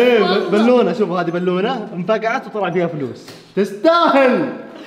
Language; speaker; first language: Arabic; native; Arabic